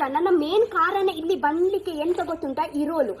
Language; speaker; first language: Kannada; non-native, local second language; Tulu